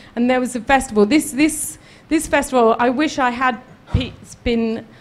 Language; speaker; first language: English; native; English